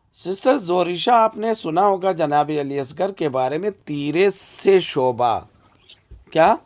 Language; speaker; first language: Urdu; native; Urdu